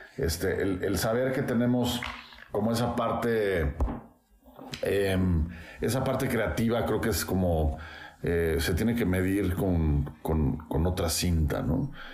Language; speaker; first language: Spanish; native; Spanish